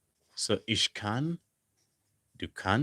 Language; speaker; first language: German; non-native, fluent; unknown